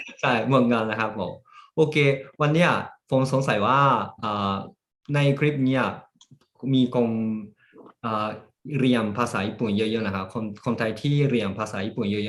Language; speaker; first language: Thai; early bilingual, heritage; Japanese